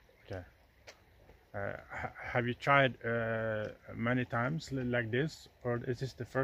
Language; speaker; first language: English; non-native, fluent; Norwegian